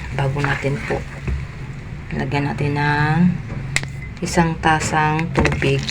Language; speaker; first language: Filipino; non-native, local second language; Hiligaynon